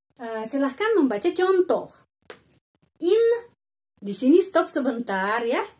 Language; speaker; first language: Indonesian; non-native, fluent; Russian